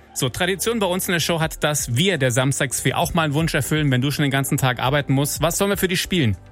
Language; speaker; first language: German; native; German